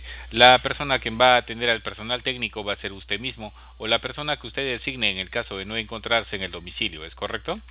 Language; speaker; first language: Spanish; native; Spanish